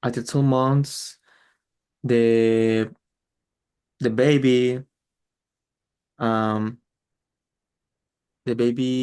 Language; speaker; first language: English; non-native, learner; Spanish